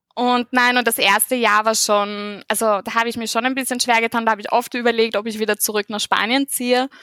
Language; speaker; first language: German; early bilingual, heritage; German